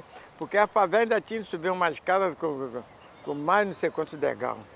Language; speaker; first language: Portuguese; native; Portuguese